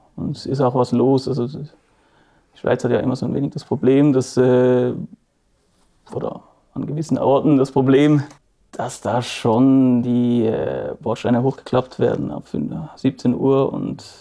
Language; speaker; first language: German; native; German